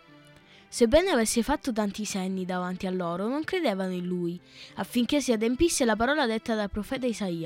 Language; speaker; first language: Italian; native; Italian